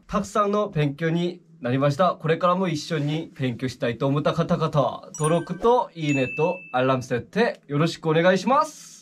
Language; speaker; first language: Japanese; non-native, fluent; Korean